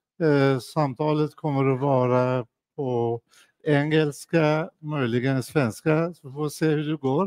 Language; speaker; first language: Swedish; non-native, fluent; Persian